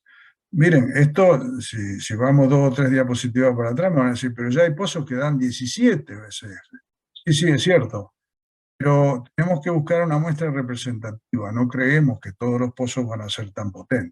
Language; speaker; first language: Spanish; native; Spanish